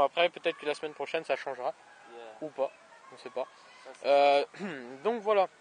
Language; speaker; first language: French; native; French